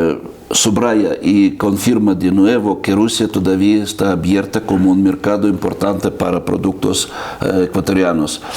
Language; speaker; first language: Spanish; non-native, fluent; Russian